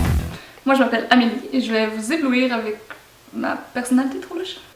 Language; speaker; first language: French; native; French